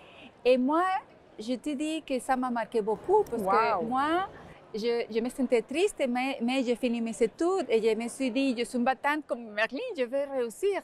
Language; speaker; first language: French; non-native, fluent; Spanish